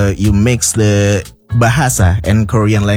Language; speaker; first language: English; non-native, fluent; Indonesian